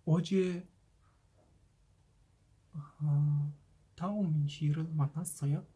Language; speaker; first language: Korean; non-native, fluent; Kazakh